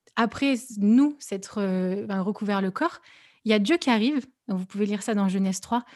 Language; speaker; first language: French; native; French